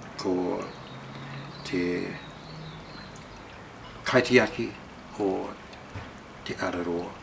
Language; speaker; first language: Māori; non-native, local second language; English